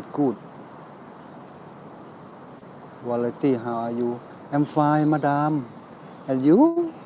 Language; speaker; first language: English; non-native, learner; Thai